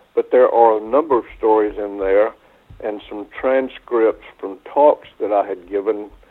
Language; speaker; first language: English; native; English